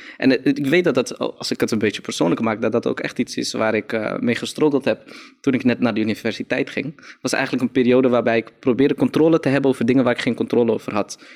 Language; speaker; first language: Dutch; early bilingual, other home language; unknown